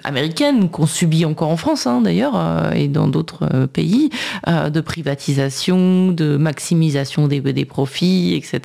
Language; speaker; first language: French; native; French